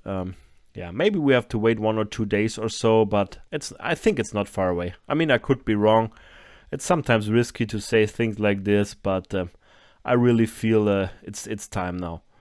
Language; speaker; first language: English; non-native, fluent; German